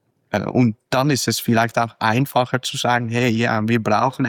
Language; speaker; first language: German; non-native, fluent; Dutch